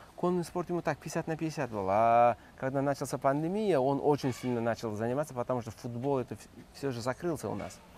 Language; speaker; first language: Russian; non-native, local second language; Uzbek